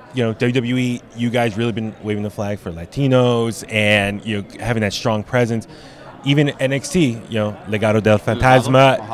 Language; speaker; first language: English; native; English